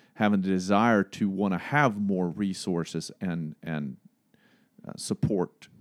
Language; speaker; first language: English; non-native, fluent; Swedish